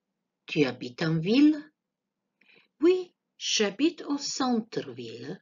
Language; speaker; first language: French; non-native, fluent; Croatian